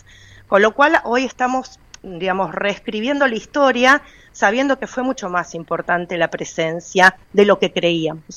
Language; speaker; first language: Spanish; native; Spanish